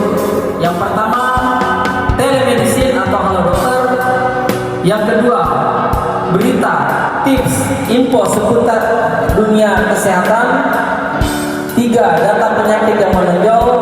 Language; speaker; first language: Indonesian; native; Indonesian